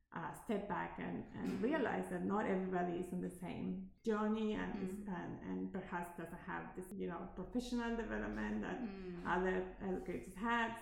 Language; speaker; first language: English; non-native, fluent; Spanish